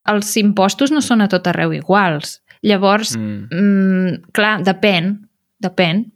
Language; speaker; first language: Catalan; native; Catalan